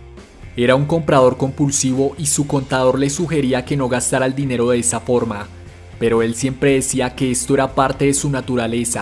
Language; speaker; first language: Spanish; native; Spanish